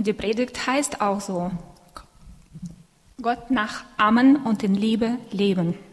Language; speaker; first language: German; non-native, fluent; Russian